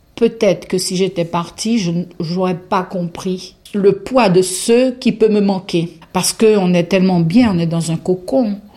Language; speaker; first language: French; non-native, local second language; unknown